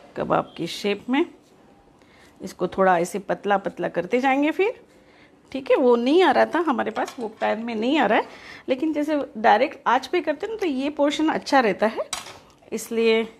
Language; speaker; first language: Hindi; non-native, local second language; Marathi